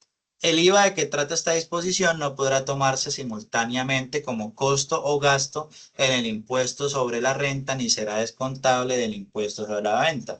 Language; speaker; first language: Spanish; native; Spanish